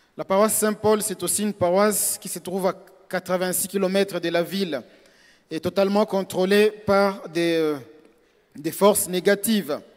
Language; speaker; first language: French; non-native, local second language; Swahili